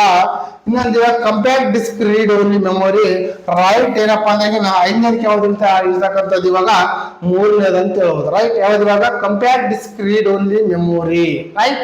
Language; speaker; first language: Kannada; native; Kannada